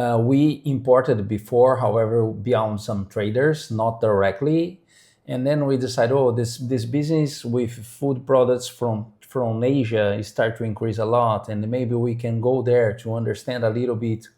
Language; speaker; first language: English; non-native, fluent; Portuguese